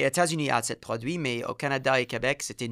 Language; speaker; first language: French; non-native, learner; English